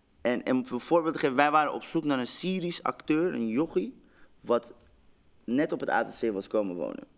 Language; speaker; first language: Dutch; early bilingual, other home language; Persian